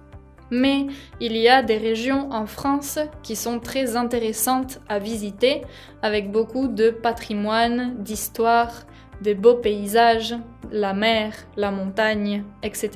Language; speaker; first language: French; non-native, fluent; Spanish